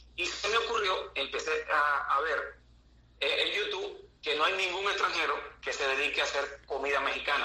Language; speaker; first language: Spanish; native; Spanish